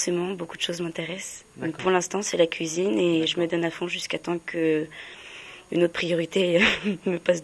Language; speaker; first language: French; native; French